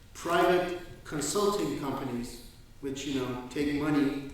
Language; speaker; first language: English; non-native, fluent; Danish